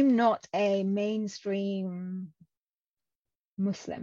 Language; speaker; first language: English; non-native, local second language; Punjabi